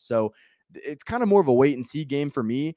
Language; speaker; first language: English; native; English